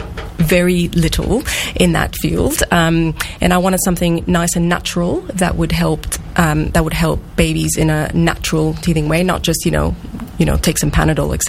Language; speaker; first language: English; non-native, fluent; French